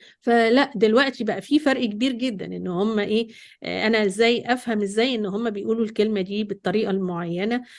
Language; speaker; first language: Egyptian Arabic; native; Egyptian Arabic